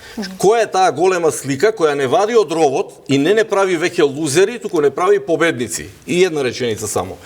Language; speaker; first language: Macedonian; native; Macedonian